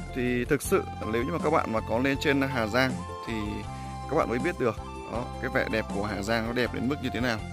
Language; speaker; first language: Vietnamese; native; Vietnamese